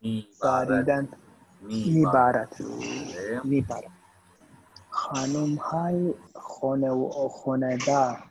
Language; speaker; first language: Persian; non-native, learner; Urdu